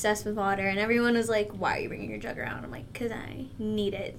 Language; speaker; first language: English; native; English